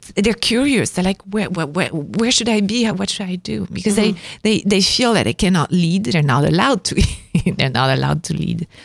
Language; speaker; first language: English; non-native, fluent; French